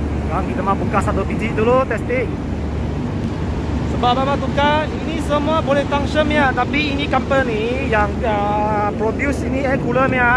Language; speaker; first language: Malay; non-native, local second language; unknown